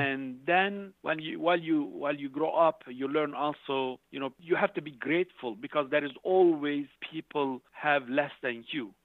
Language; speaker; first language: English; non-native, fluent; Turkish